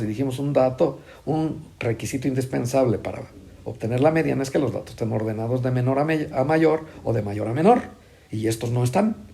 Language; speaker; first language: Spanish; native; Spanish